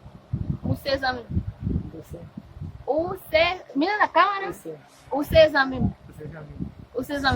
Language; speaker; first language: Spanish; non-native, fluent; Haitian Creole